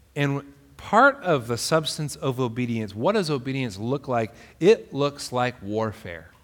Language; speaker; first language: English; native; English